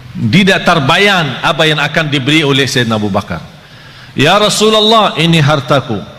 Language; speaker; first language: Malay; non-native, fluent; Arabic